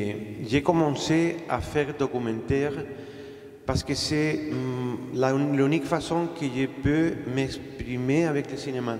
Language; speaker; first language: French; non-native, fluent; Spanish